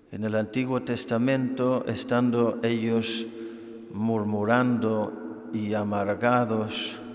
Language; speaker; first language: Spanish; non-native, fluent; English